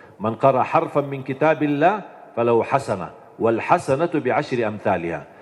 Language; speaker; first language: Indonesian; non-native, fluent; Arabic